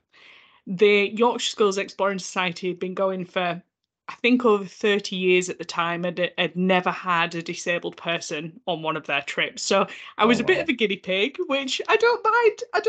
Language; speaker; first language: English; native; English